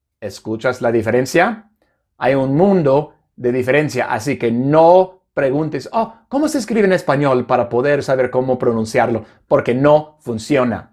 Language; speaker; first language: Spanish; non-native, fluent; English